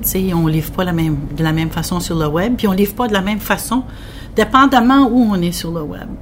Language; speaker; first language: French; native; French